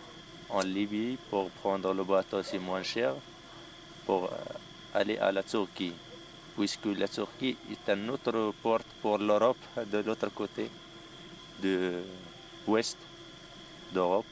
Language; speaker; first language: French; non-native, local second language; Arabic